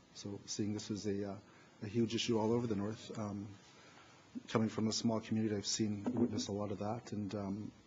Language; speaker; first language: English; native; English